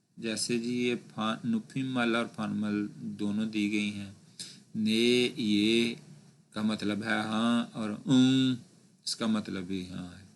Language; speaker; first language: Urdu; non-native, local second language; Punjabi